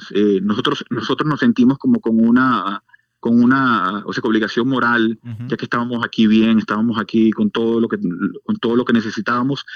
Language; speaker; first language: Spanish; native; Spanish